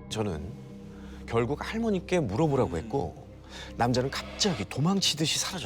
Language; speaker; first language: Korean; native; Korean